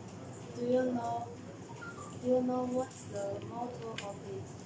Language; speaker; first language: English; non-native, learner; Chinese